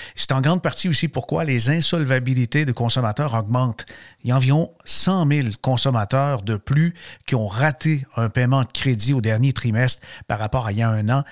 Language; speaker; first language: French; native; French